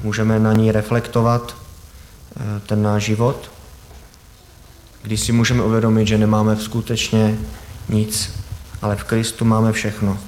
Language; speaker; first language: Czech; native; Czech